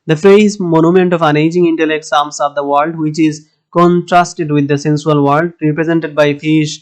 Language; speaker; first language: English; non-native, local second language; Bangla